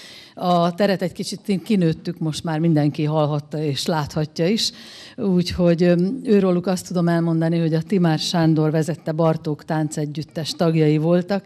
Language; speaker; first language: Hungarian; native; Hungarian